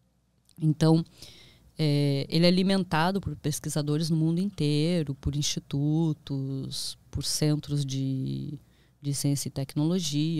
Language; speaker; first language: Portuguese; native; Portuguese